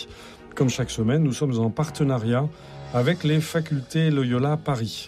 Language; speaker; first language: French; native; French